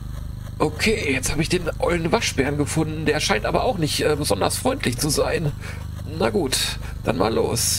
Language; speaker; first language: German; native; German